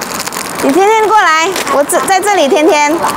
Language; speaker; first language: Chinese; non-native, fluent; Indonesian